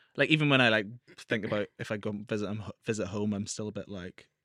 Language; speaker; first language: English; native; English